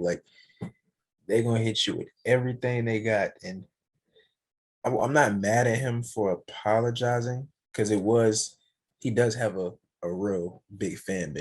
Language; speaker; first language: English; native; English